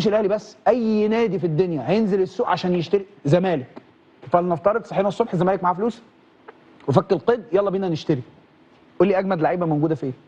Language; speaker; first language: Arabic; native; Arabic